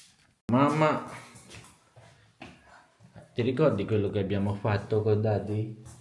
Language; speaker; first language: Italian; non-native, learner; Filipino